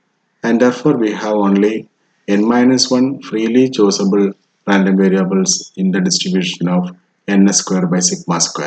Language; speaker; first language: English; non-native, local second language; Malayalam